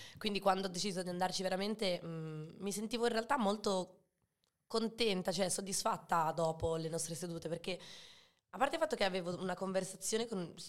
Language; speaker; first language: Italian; early bilingual, other home language; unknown